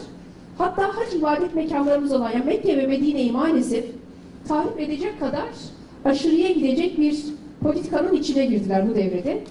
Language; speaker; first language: Turkish; native; Turkish